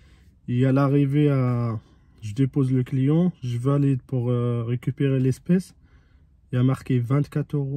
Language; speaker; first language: French; non-native, fluent; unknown